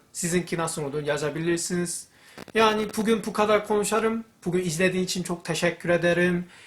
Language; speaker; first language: Turkish; non-native, fluent; Korean